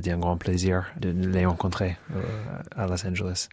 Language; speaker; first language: French; non-native, fluent; English